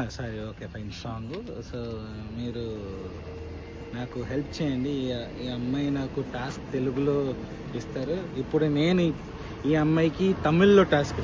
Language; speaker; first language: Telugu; non-native, learner; Tamil